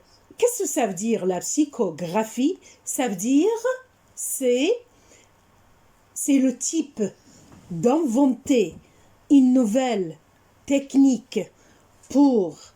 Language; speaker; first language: French; non-native, fluent; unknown